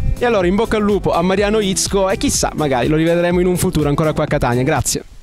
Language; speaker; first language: Italian; native; Italian